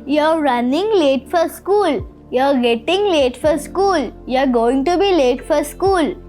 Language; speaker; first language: English; non-native, local second language; Telugu